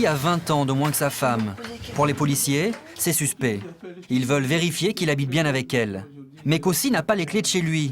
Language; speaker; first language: French; native; French